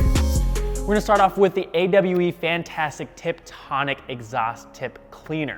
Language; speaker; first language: English; native; English